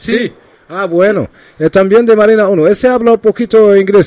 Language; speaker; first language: Spanish; non-native, learner; Arabic